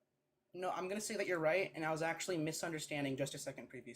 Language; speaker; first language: English; native; English